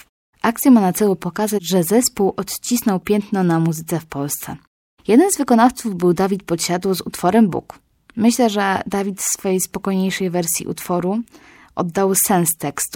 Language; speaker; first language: Polish; native; Polish